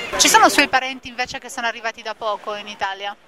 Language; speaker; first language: Italian; native; Italian